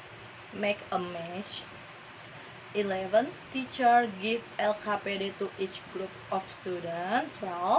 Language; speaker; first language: English; non-native, learner; Indonesian